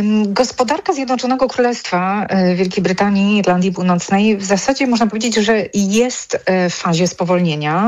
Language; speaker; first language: Polish; native; Polish